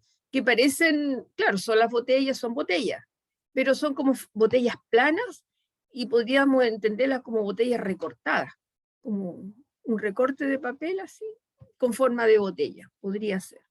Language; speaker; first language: Spanish; native; Spanish